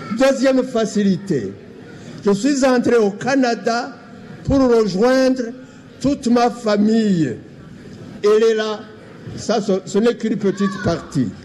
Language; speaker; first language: French; non-native, local second language; Rundi